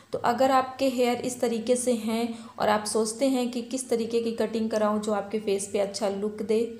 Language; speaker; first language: Hindi; native; Hindi